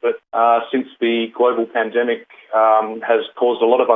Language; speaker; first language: English; native; English